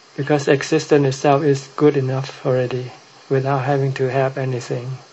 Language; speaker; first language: English; non-native, fluent; Thai